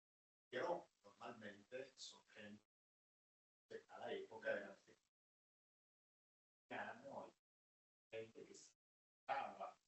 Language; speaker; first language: Spanish; non-native, fluent; Italian